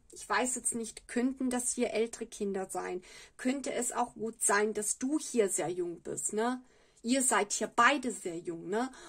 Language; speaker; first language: German; non-native, fluent; Italian